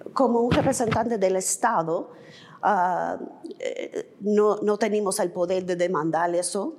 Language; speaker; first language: Spanish; early bilingual, heritage; English